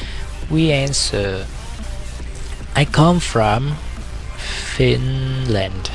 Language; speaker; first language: English; non-native, learner; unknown